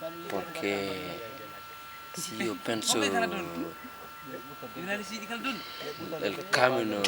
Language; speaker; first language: Spanish; non-native, learner; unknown